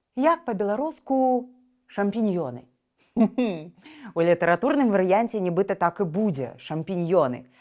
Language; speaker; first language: Belarusian; native; Belarusian